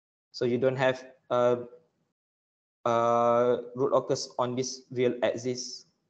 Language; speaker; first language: English; non-native, local second language; Malay